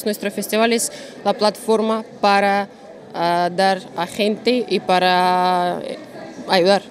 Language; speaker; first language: Spanish; non-native, fluent; Russian